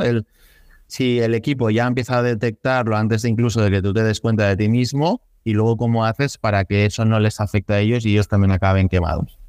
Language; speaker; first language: Spanish; native; Spanish